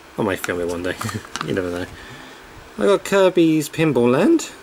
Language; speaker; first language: English; native; English